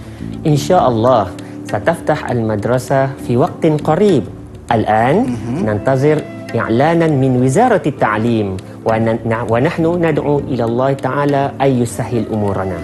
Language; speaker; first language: Arabic; non-native, fluent; Malay